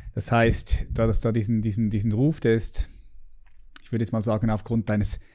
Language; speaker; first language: German; native; German